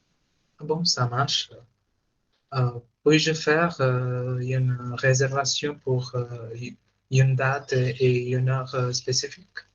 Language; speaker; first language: French; non-native, fluent; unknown